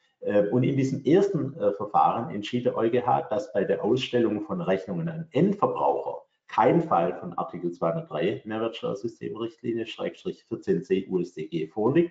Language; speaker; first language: German; native; German